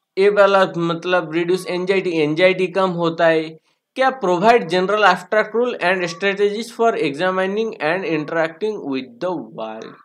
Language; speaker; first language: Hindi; non-native, local second language; Bangla